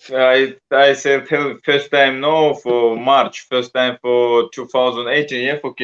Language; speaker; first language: English; non-native, learner; Russian